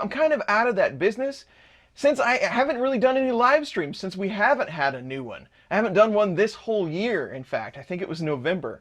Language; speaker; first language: English; native; English